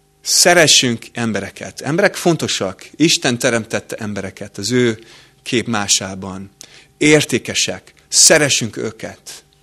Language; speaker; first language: Hungarian; non-native, fluent; English